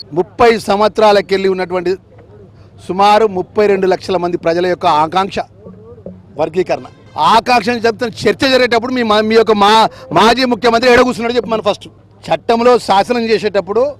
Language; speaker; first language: Telugu; native; Telugu